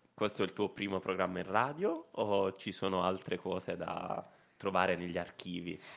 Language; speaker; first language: Italian; native; Italian